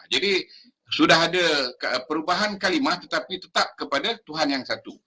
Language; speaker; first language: Malay; native; Malay